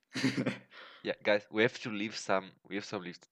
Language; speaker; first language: English; non-native, fluent; German